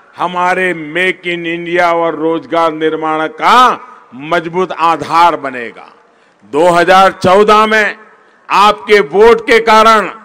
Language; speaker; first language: Hindi; non-native, local second language; Gujarati